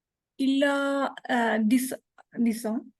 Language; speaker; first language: French; non-native, learner; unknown